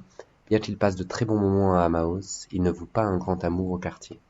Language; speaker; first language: French; native; French